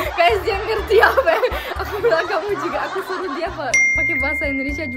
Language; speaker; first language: Indonesian; non-native, fluent; German